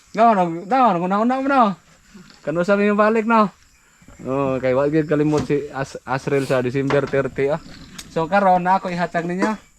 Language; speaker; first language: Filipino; non-native, local second language; Cebuano